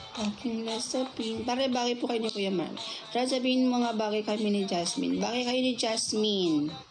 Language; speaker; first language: Filipino; non-native, local second language; Cebuano